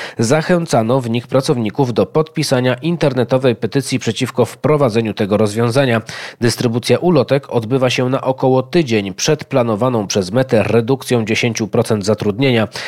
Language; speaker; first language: Polish; native; Polish